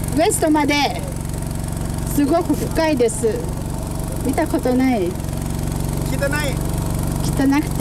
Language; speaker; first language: Japanese; non-native, learner; Thai